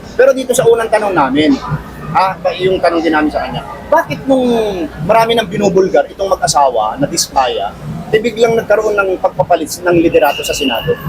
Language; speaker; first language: Filipino; native; Filipino